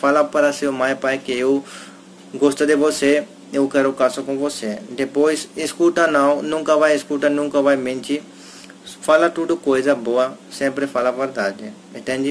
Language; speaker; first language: Portuguese; non-native, learner; Hindi